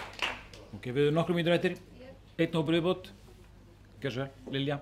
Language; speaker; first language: Icelandic; native; Icelandic